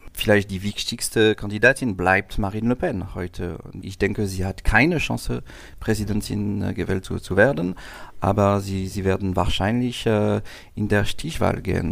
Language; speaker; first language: German; non-native, learner; French